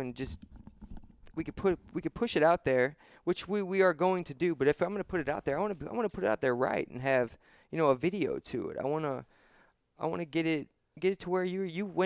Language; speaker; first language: English; native; English